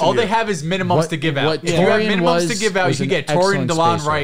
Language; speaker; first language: English; native; English